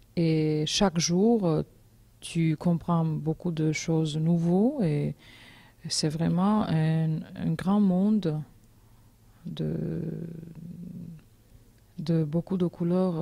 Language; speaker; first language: French; non-native, learner; Georgian